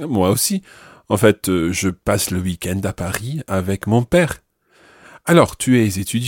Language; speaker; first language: French; non-native, fluent; English